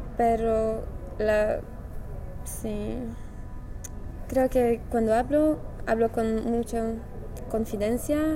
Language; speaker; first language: Spanish; non-native, learner; Polish